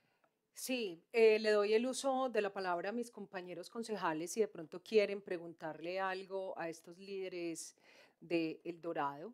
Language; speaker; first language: Spanish; native; Spanish